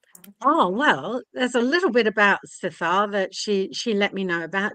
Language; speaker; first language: English; native; English